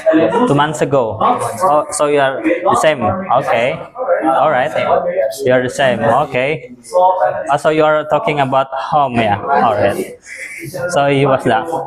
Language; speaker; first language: English; non-native, fluent; Indonesian